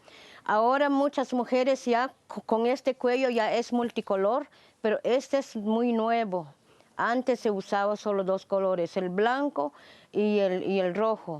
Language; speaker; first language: Spanish; non-native, local second language; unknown